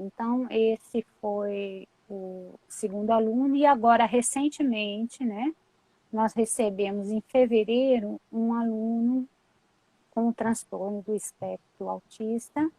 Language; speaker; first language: Portuguese; native; Portuguese